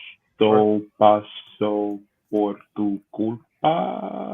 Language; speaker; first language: Spanish; non-native, learner; English